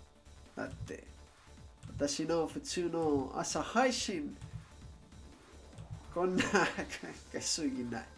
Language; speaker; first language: Japanese; non-native, learner; English